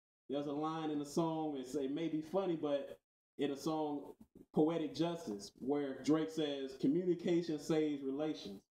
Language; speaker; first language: English; native; English